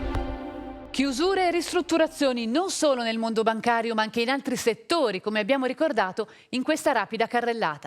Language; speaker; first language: Italian; native; Italian